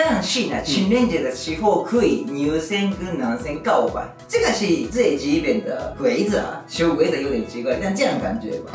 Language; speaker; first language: Chinese; non-native, learner; Japanese